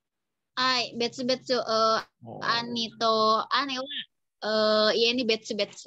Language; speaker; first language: Japanese; non-native, learner; Indonesian